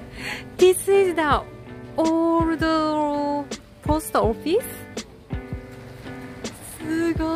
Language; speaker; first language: English; non-native, learner; Japanese